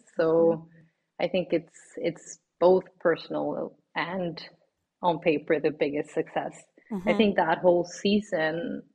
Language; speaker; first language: English; non-native, fluent; Swedish